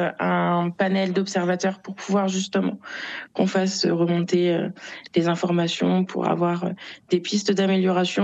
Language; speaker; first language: French; native; French